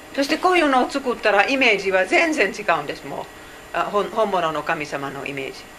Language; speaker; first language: Japanese; non-native, fluent; Finnish